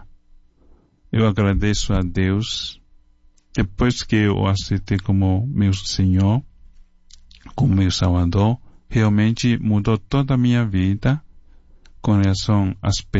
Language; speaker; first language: Portuguese; non-native, fluent; Chinese